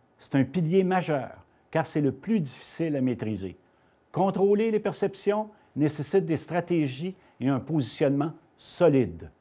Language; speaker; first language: French; native; French